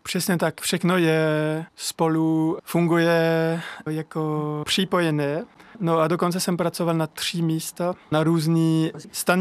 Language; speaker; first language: Czech; non-native, learner; French